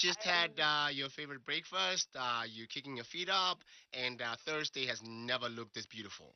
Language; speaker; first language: English; non-native, local second language; Tswana